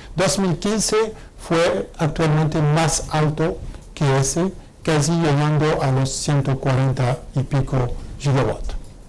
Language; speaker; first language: Spanish; non-native, fluent; Arabic